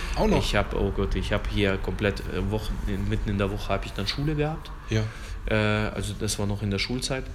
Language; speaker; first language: German; early bilingual, other home language; Russian